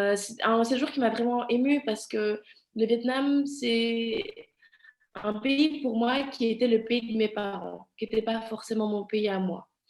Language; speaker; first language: French; early bilingual, other home language; Vietnamese